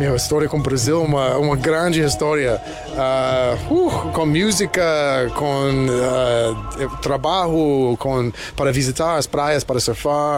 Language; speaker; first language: Portuguese; non-native, learner; English